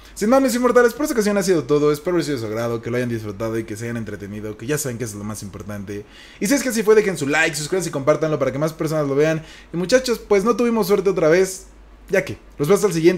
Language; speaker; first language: Spanish; native; Spanish